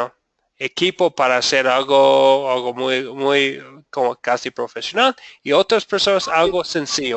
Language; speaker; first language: Spanish; non-native, fluent; English